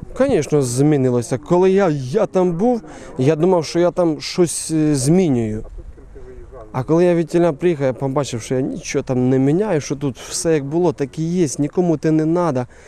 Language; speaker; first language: Ukrainian; native; Ukrainian